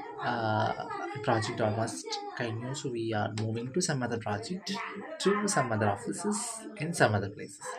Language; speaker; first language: English; non-native, local second language; Malayalam